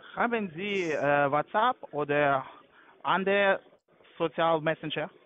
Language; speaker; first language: German; non-native, learner; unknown